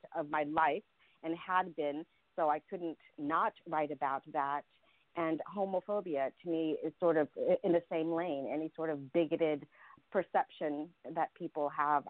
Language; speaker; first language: English; early bilingual, other home language; Russian